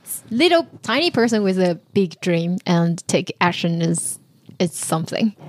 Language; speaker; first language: English; non-native, fluent; Chinese